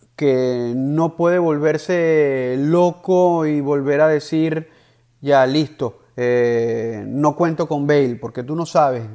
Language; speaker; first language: Spanish; native; Spanish